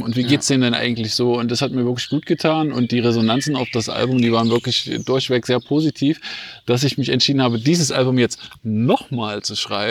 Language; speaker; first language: German; native; German